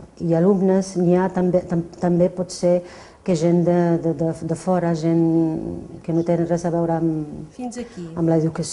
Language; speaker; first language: Catalan; non-native, fluent; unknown